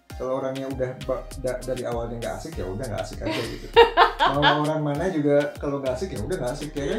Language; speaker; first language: Indonesian; native; Indonesian